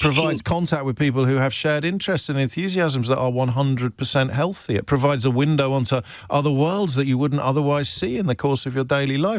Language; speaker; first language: English; native; English